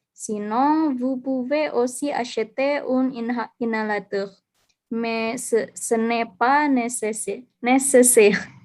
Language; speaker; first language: French; non-native, learner; Indonesian